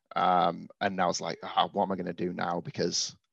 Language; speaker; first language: English; native; English